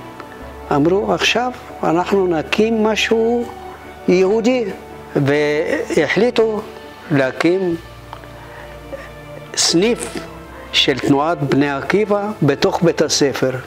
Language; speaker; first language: Hebrew; non-native, fluent; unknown